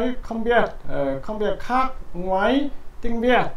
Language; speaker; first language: Vietnamese; non-native, learner; Korean